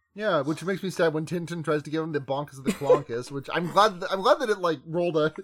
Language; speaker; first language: English; native; English